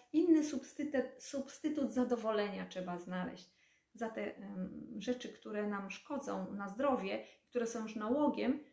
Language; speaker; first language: Polish; native; Polish